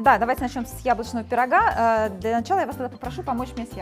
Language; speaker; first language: Russian; native; Russian